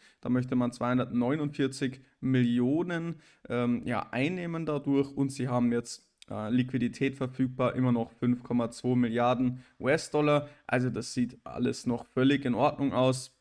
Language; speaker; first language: German; native; German